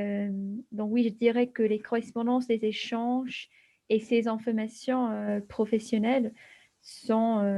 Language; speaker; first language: French; non-native, fluent; English